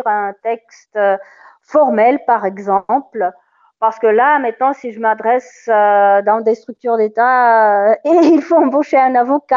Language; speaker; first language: French; non-native, fluent; Russian